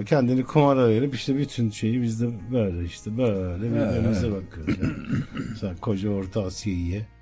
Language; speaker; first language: Turkish; native; Turkish